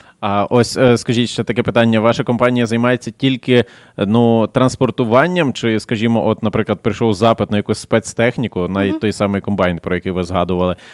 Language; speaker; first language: Ukrainian; native; Ukrainian